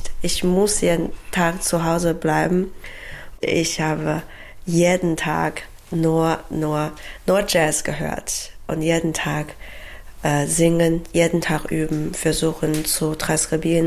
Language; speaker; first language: German; non-native, learner; Chinese